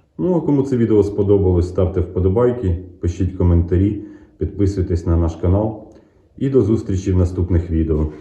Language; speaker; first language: Ukrainian; native; Ukrainian